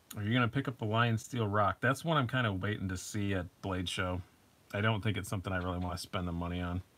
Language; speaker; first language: English; native; English